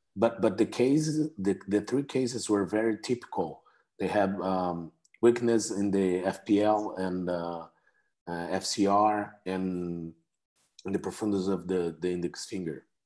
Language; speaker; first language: English; non-native, fluent; Portuguese